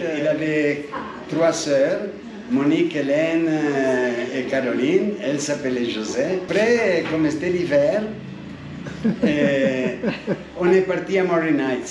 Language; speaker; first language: French; non-native, fluent; Italian